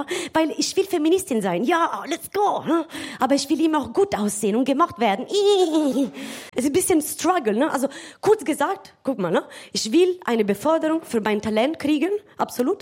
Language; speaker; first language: German; non-native, fluent; Italian